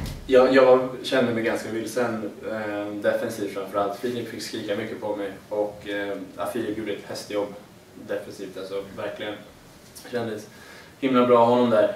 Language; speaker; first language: Swedish; native; Swedish